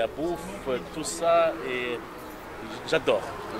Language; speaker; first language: French; non-native, local second language; Arabic